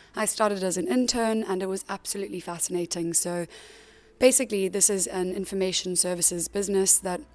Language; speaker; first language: English; native; English